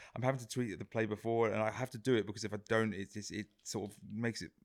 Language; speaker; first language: English; native; English